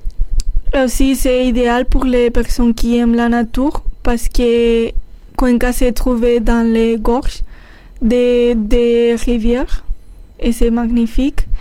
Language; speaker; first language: French; non-native, learner; Spanish